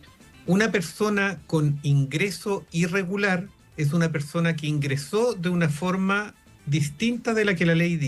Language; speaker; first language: Spanish; native; Spanish